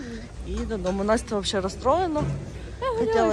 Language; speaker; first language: Russian; non-native, local second language; Ukrainian